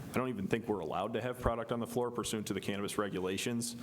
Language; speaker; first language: English; native; English